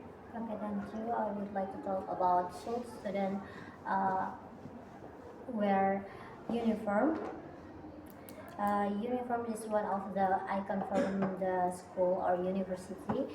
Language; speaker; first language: English; non-native, learner; Indonesian